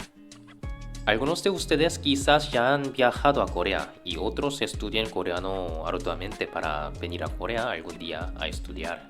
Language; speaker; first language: Spanish; non-native, fluent; Korean